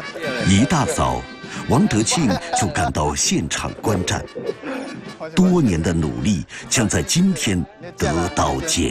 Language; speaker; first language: Chinese; native; Chinese